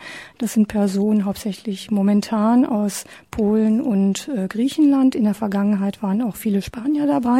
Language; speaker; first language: German; native; German